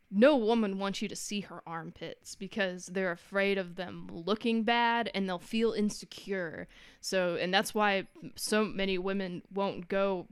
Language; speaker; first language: English; native; English